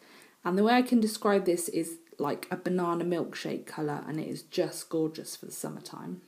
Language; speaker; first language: English; native; English